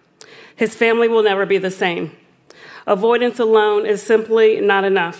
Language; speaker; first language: English; native; English